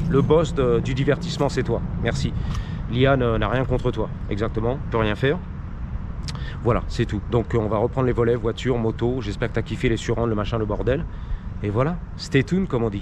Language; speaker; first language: French; native; French